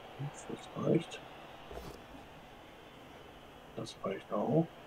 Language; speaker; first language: German; native; German